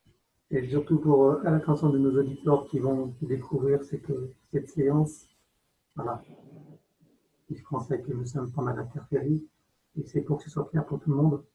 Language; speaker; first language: French; native; French